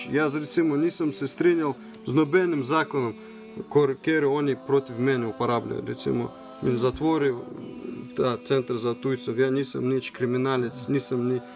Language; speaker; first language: Slovenian; non-native, learner; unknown